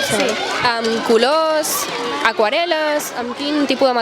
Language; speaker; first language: Catalan; native; Catalan